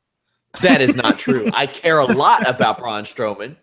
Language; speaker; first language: English; native; English